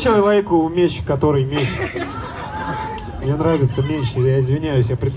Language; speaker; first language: Russian; native; Russian